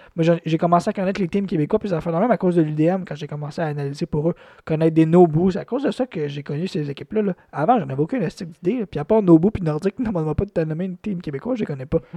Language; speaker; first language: French; native; French